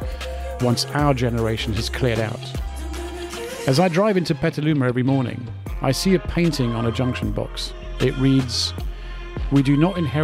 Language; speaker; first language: English; non-native, local second language; French